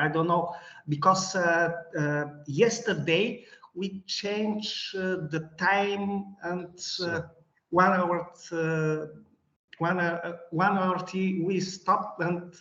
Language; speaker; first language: English; non-native, learner; Bulgarian